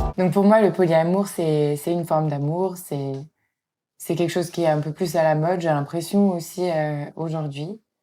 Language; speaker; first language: French; native; French